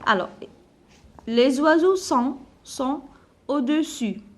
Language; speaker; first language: French; non-native, local second language; Arabic